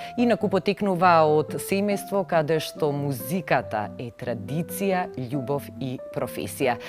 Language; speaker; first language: Macedonian; native; Macedonian